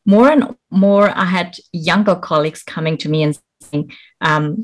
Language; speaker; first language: English; non-native, fluent; German